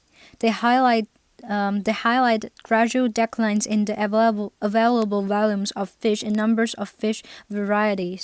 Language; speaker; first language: English; non-native, fluent; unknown